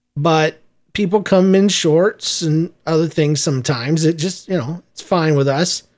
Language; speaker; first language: English; native; English